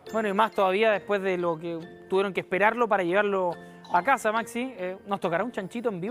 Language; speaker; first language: Spanish; native; Spanish